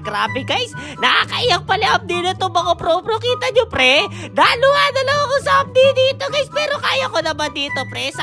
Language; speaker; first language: Filipino; native; Filipino